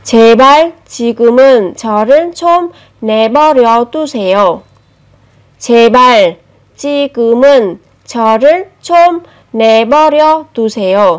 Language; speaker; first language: Korean; non-native, fluent; Vietnamese